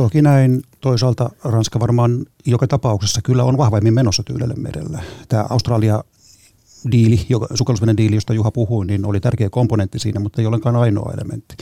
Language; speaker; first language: Finnish; native; Finnish